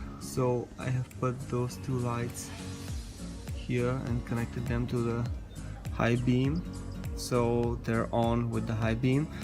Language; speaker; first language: English; non-native, fluent; Bulgarian